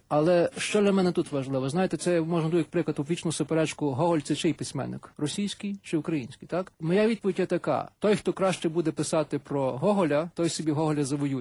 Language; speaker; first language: Ukrainian; native; Ukrainian